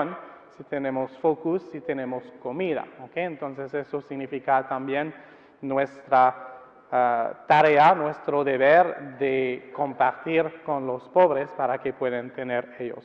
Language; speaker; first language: Spanish; non-native, fluent; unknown